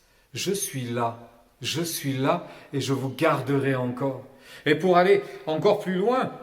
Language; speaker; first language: French; native; French